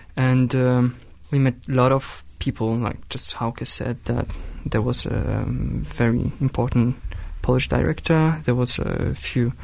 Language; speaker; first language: English; non-native, fluent; Polish